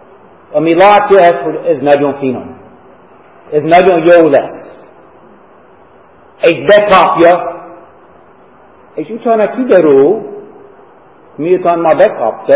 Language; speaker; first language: Hungarian; non-native, fluent; English